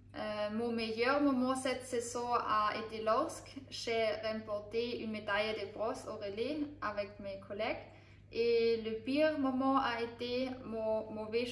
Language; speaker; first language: French; non-native, learner; German